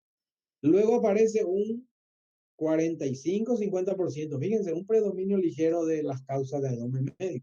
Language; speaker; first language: Spanish; native; Spanish